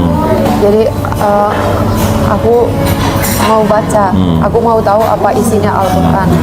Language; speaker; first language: Indonesian; non-native, fluent; Finnish